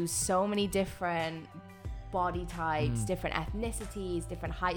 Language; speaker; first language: English; native; English